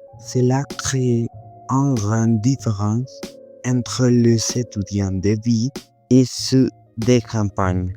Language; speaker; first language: French; non-native, fluent; Spanish